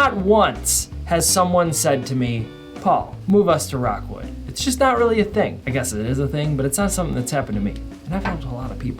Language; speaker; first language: English; native; English